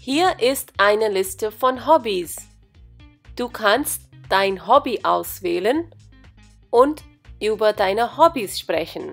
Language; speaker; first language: German; non-native, fluent; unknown